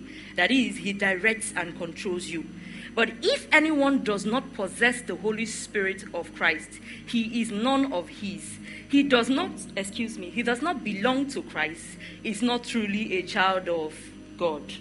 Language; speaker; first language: English; non-native, local second language; Igbo